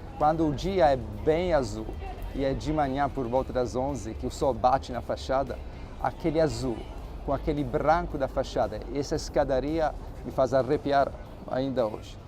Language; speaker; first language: Portuguese; non-native, fluent; Italian